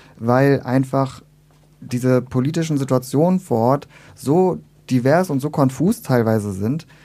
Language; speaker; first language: German; early bilingual, other home language; Turkish